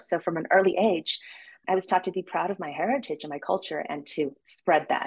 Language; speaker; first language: English; native; English